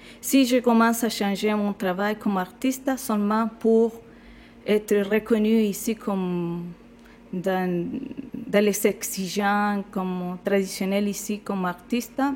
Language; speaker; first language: French; non-native, fluent; Spanish